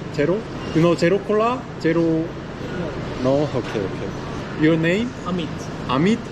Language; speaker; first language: English; non-native, fluent; Finnish